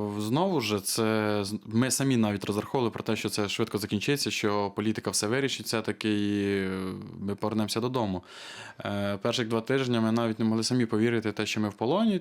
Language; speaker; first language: Ukrainian; native; Ukrainian